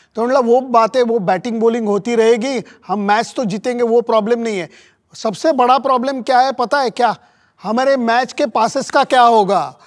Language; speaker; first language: Hindi; non-native, local second language; Marathi